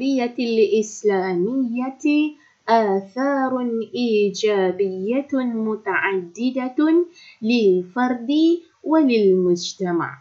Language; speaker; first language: Arabic; non-native, fluent; Malay